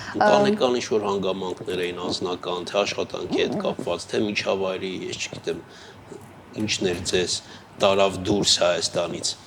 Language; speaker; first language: Armenian; native; Armenian